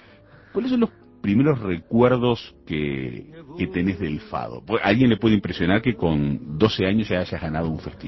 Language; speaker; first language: Spanish; native; Spanish